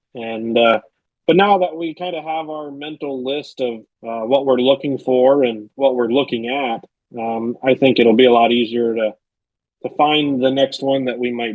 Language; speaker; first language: English; native; English